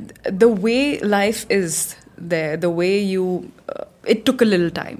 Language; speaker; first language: English; non-native, local second language; Hindi